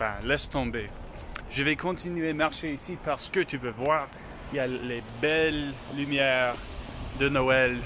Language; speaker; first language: French; non-native, learner; English